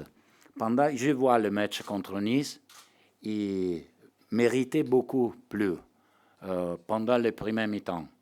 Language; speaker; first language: French; non-native, learner; Italian